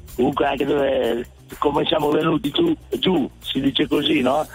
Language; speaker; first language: Italian; native; Italian